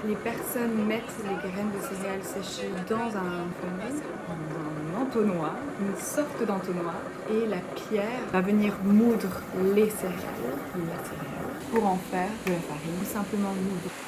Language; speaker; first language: French; native; French